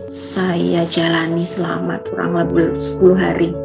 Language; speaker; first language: Indonesian; native; Indonesian